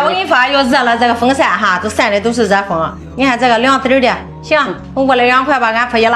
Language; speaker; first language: Chinese; native; Chinese